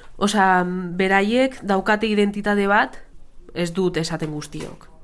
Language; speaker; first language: Basque; non-native, local second language; Spanish